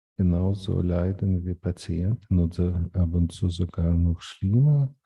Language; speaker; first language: German; non-native, fluent; Ukrainian